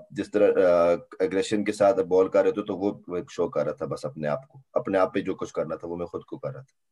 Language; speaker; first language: Urdu; native; Urdu